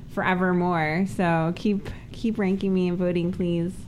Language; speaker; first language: English; native; English